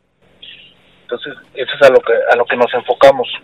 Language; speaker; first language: Spanish; native; Spanish